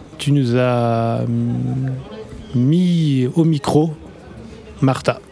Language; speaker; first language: French; native; French